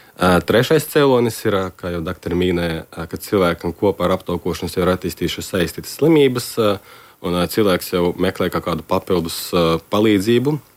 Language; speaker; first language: Latvian; non-native, local second language; Russian